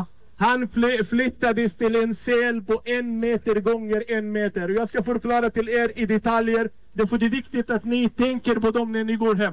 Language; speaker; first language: Swedish; non-native, fluent; Arabic